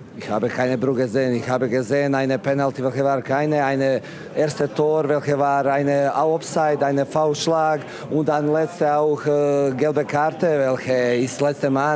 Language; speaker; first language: German; non-native, fluent; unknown